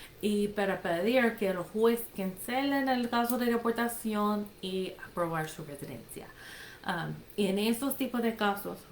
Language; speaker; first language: Spanish; non-native, fluent; English